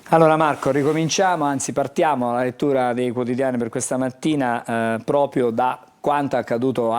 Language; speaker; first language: Italian; native; Italian